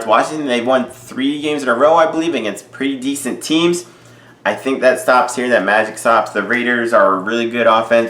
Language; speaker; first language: English; native; English